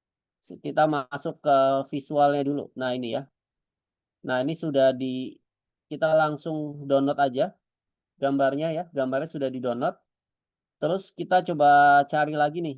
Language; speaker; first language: Indonesian; native; Indonesian